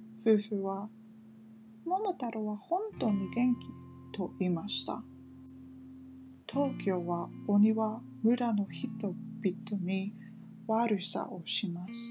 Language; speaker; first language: Japanese; non-native, learner; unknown